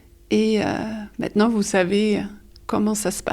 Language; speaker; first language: French; early bilingual, heritage; French